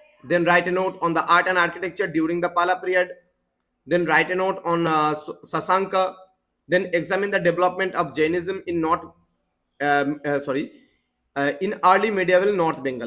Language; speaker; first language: English; non-native, local second language; Bangla